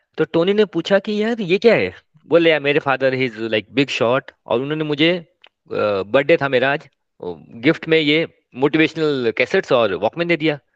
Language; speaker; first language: Hindi; non-native, local second language; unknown